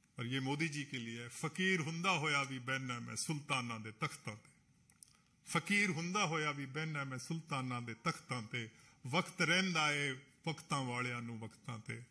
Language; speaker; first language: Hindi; non-native, local second language; Punjabi